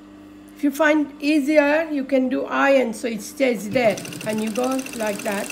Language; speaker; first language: English; non-native, fluent; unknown